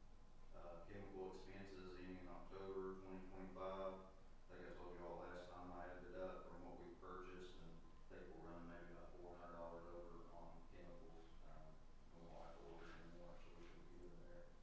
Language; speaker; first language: English; native; English